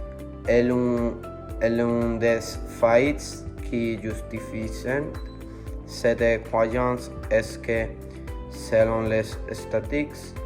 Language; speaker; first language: French; non-native, learner; Spanish